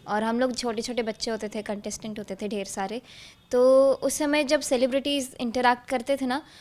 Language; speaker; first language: Hindi; native; Hindi